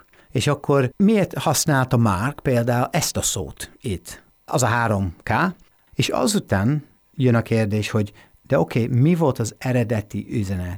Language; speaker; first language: Hungarian; non-native, fluent; English